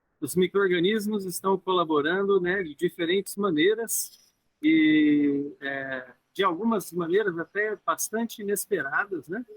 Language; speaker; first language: Portuguese; native; Portuguese